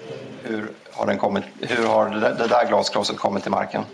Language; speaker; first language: Swedish; native; Swedish